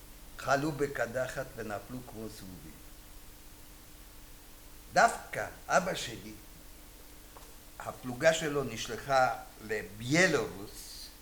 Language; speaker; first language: Hebrew; non-native, fluent; Hungarian